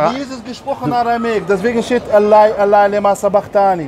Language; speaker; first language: German; non-native, learner; Arabic